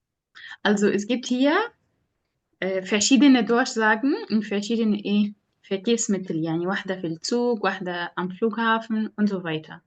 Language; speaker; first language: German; non-native, fluent; Arabic